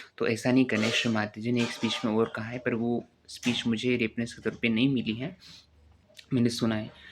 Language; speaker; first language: Hindi; non-native, local second language; Marathi